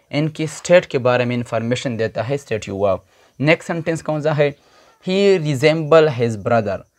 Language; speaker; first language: Urdu; non-native, local second language; Pashto